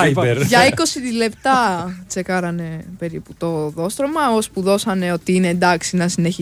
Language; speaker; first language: Greek; native; Greek